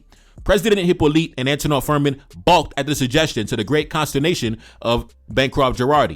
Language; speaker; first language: English; native; English